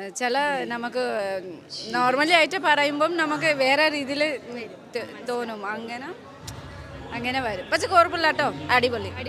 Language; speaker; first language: Malayalam; non-native, learner; Nepali